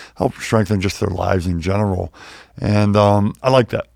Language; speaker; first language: English; native; English